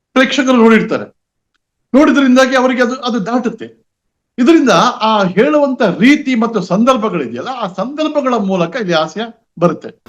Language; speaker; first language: Kannada; non-native, local second language; Tulu